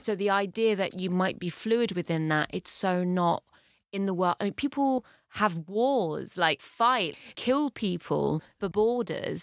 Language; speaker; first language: English; early bilingual, heritage; English